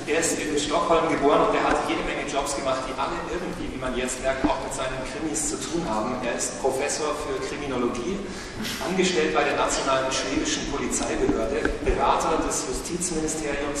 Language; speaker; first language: German; native; German